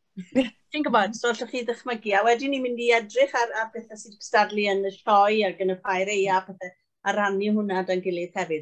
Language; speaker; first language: Welsh; native; Welsh